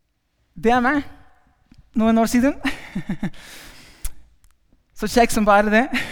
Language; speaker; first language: Norwegian; non-native, fluent; Spanish